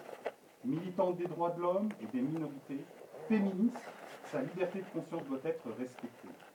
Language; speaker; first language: French; native; French